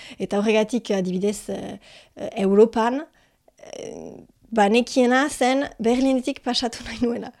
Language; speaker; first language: Basque; non-native, local second language; French